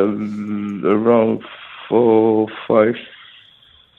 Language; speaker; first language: English; non-native, local second language; Chinese